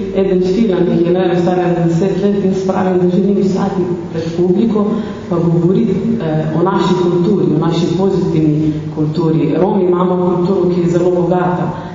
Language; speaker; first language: Slovenian; non-native, local second language; Romany